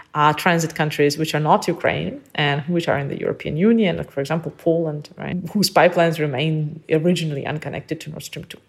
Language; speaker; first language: English; early bilingual, other home language; Ukrainian